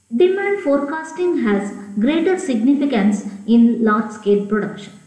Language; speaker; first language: English; non-native, local second language; Kannada